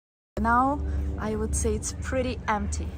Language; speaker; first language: English; non-native, fluent; Russian